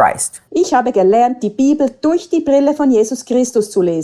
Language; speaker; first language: German; native; German